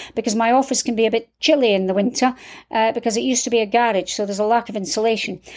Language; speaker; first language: English; native; English